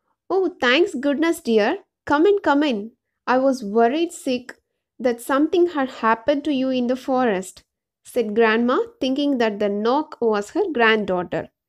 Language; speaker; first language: English; non-native, local second language; Tamil